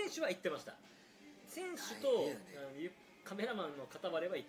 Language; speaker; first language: Japanese; native; Japanese